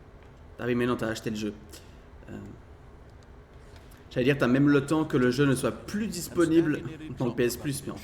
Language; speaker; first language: French; native; French